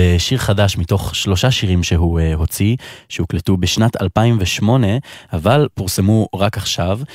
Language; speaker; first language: Hebrew; native; Hebrew